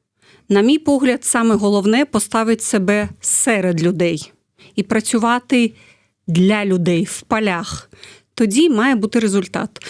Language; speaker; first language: Ukrainian; non-native, fluent; Russian